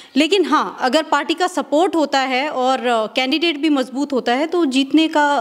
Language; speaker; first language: Hindi; native; Hindi